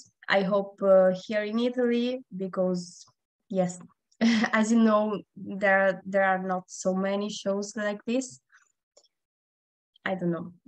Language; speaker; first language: English; non-native, learner; Italian